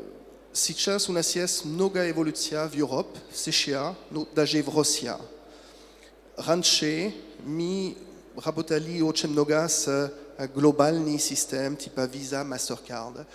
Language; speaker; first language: Russian; non-native, learner; French